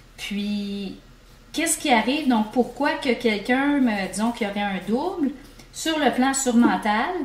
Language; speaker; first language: French; native; French